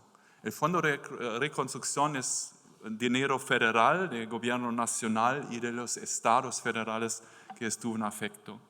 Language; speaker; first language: Spanish; non-native, learner; German